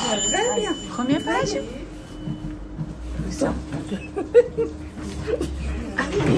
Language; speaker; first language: French; non-native, learner; Japanese